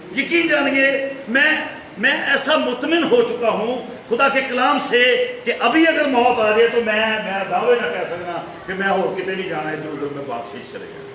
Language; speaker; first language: Urdu; non-native, local second language; Punjabi